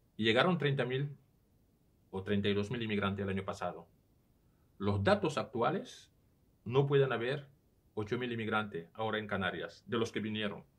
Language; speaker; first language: Spanish; non-native, fluent; Serer